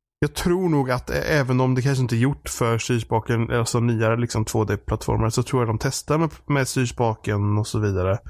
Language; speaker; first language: Swedish; native; Swedish